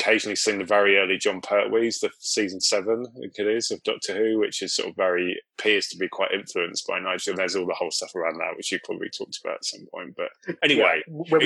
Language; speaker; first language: English; native; English